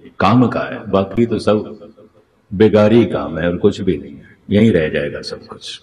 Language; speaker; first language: Hindi; non-native, local second language; Punjabi